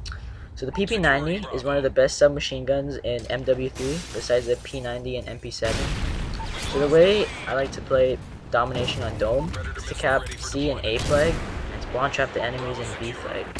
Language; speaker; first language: English; native; English